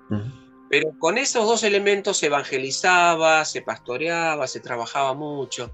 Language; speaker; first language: Spanish; native; Spanish